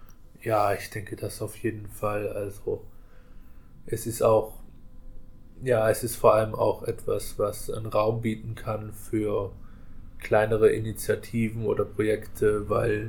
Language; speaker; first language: German; native; German